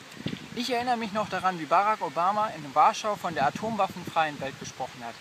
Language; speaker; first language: German; native; German